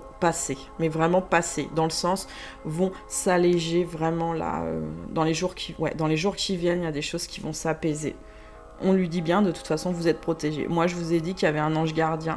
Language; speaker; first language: French; native; French